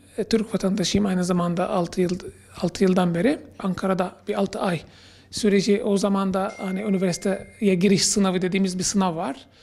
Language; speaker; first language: Turkish; non-native, fluent; Arabic